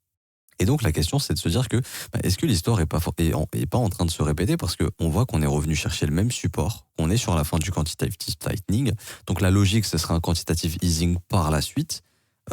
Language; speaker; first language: French; native; French